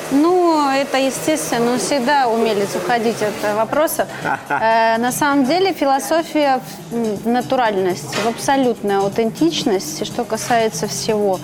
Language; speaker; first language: Russian; native; Russian